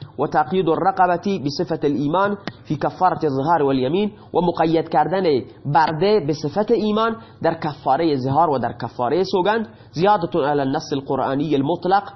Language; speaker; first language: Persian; non-native, local second language; Baluchi